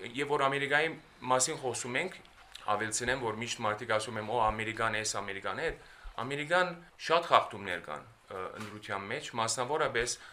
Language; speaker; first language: Armenian; early bilingual, heritage; Armenian